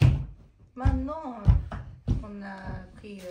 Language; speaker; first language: French; non-native, learner; Japanese